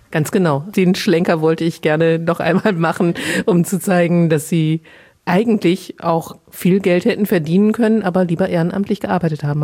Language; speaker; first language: German; native; German